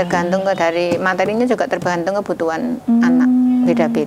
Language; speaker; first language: Indonesian; native; Indonesian